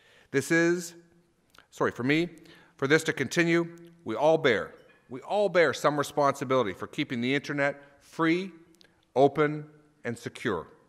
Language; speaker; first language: English; native; English